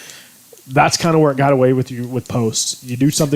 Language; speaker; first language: English; native; English